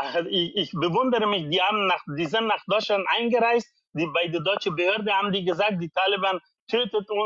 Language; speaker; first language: German; non-native, fluent; Persian